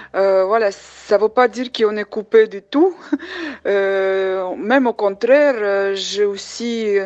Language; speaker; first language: French; non-native, fluent; Uzbek